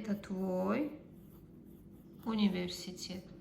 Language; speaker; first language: Russian; non-native, fluent; Azerbaijani